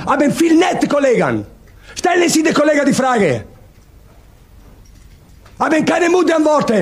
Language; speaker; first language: German; non-native, learner; Italian